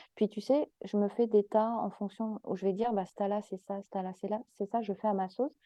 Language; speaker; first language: French; native; French